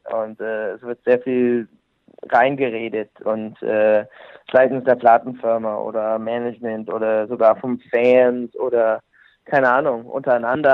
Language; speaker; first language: German; non-native, fluent; English